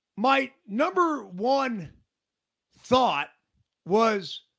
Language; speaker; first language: English; native; English